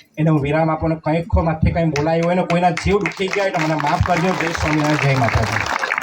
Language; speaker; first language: Gujarati; non-native, local second language; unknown